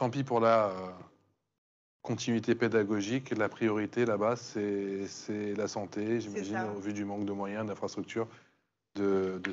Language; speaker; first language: French; native; French